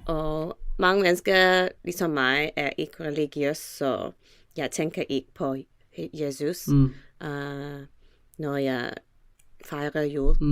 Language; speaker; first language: Danish; non-native, learner; English